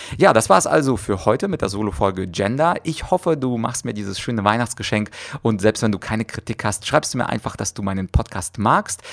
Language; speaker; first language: German; early bilingual, other home language; Russian